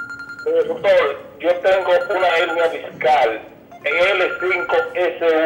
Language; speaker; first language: Spanish; native; Spanish